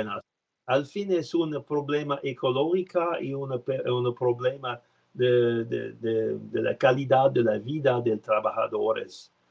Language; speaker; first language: Spanish; non-native, learner; French